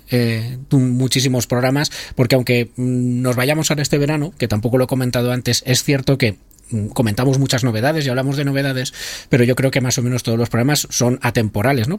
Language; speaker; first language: Spanish; native; Spanish